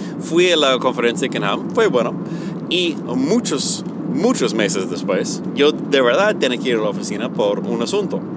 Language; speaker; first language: Spanish; early bilingual, heritage; Spanish